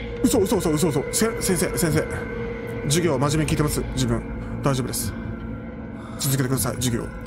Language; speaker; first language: Japanese; native; Japanese